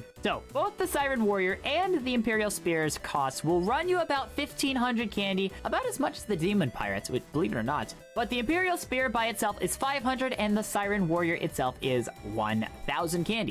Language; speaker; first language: English; native; English